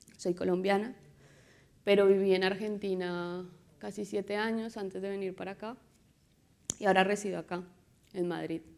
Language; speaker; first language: Spanish; native; Spanish